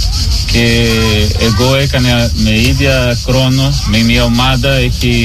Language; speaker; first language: Greek; non-native, learner; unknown